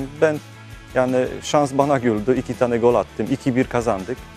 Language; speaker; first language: Turkish; early bilingual, heritage; Turkish